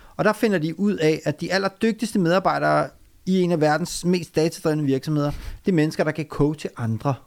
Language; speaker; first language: Danish; early bilingual, other home language; Urdu